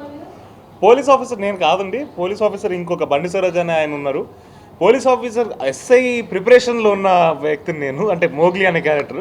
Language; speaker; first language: Telugu; native; Telugu